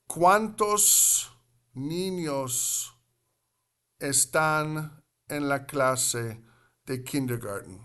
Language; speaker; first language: Spanish; non-native, fluent; English